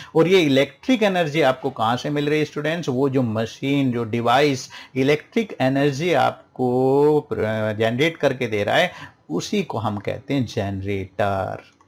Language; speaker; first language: Hindi; native; Hindi